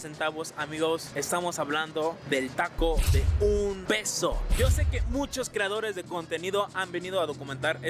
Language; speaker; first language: Spanish; native; Spanish